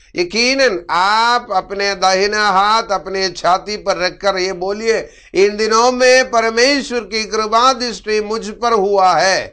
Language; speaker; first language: Hindi; non-native, local second language; Malayalam